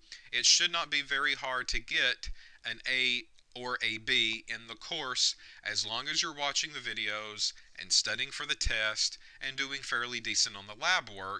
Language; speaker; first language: English; native; English